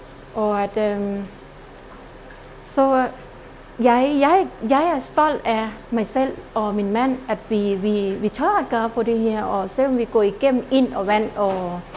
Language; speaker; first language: Danish; non-native, fluent; Thai